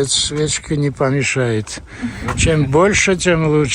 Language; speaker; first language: Russian; non-native, local second language; Armenian